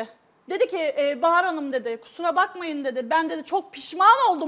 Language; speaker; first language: Turkish; native; Turkish